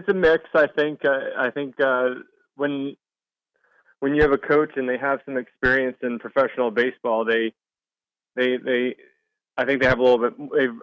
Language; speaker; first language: English; native; English